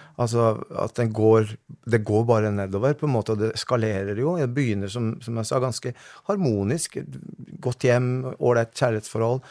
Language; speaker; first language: Norwegian; native; Norwegian